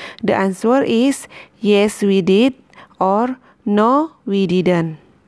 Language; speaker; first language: English; non-native, fluent; Indonesian